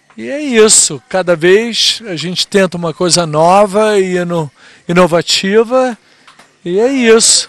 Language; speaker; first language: Portuguese; native; Portuguese